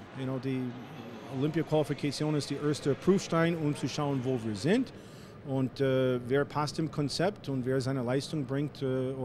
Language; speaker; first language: German; non-native, fluent; English